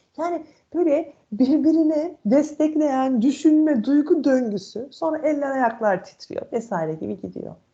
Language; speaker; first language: Turkish; native; Turkish